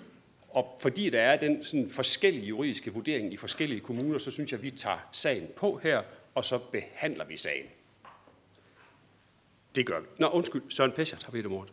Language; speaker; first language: Danish; native; Danish